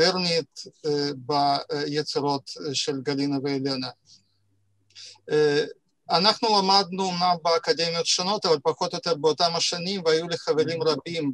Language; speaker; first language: Hebrew; non-native, fluent; Russian